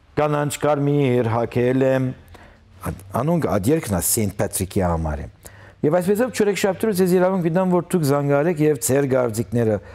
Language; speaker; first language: Armenian; early bilingual, heritage; Armenian